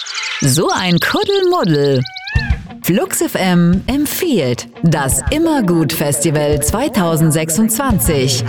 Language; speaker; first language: German; native; German